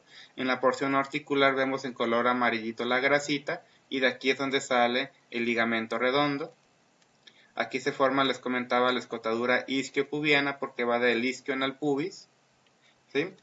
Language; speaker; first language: Spanish; native; Spanish